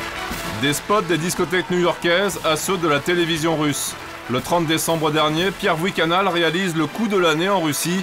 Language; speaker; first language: French; native; French